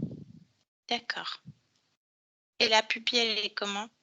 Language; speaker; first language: French; native; French